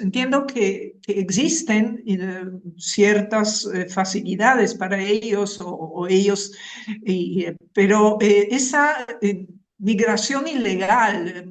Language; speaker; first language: Spanish; non-native, fluent; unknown